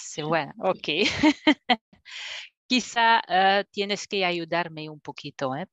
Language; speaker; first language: Spanish; non-native, fluent; French